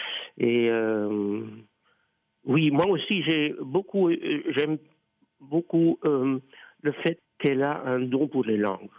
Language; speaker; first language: French; non-native, fluent; Dutch